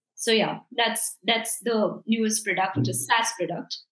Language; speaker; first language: English; non-native, local second language; Hindi